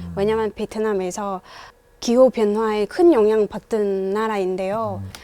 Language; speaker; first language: Korean; non-native, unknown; Vietnamese